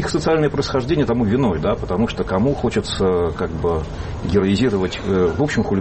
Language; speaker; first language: Russian; native; Russian